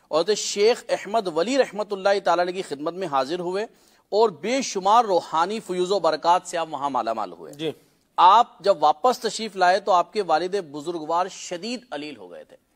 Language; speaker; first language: Urdu; non-native, local second language; Punjabi